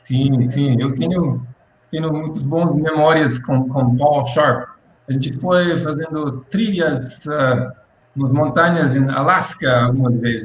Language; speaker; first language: Portuguese; non-native, fluent; English